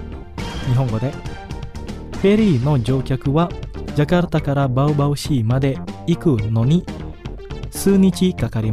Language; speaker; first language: Japanese; non-native, fluent; Indonesian